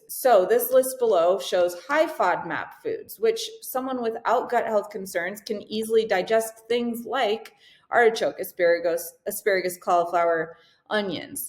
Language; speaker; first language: English; native; English